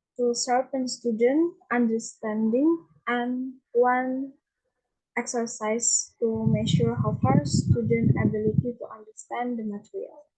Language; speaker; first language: English; non-native, learner; Indonesian